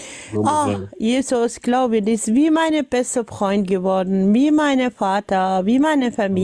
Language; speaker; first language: German; non-native, learner; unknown